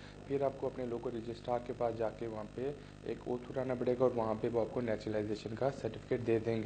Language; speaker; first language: Urdu; native; Urdu